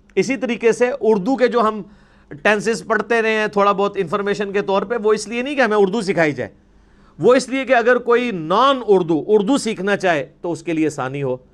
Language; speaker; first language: Urdu; non-native, local second language; Punjabi